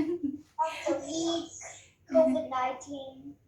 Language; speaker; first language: English; non-native, learner; Chinese